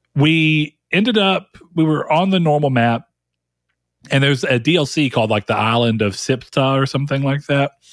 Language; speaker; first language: English; native; English